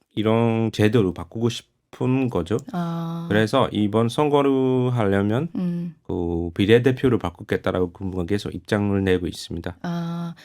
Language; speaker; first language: Korean; non-native, fluent; Burmese